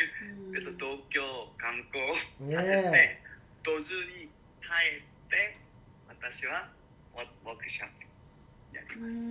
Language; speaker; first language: Japanese; non-native, learner; Korean